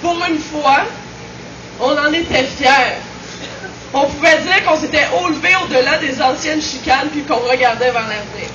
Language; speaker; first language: French; native; French